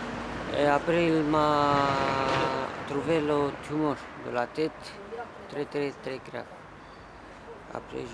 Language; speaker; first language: French; non-native, learner; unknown